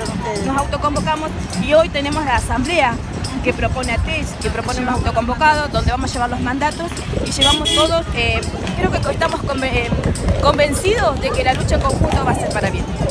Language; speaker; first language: Spanish; native; Spanish